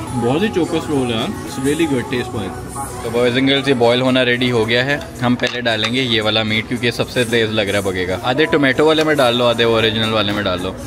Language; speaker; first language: Urdu; native; Urdu